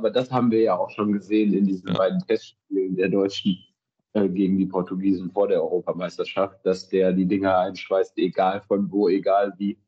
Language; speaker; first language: German; native; German